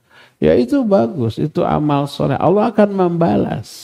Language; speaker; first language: Indonesian; non-native, local second language; Sundanese